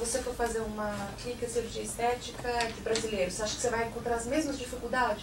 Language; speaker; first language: Portuguese; native; Portuguese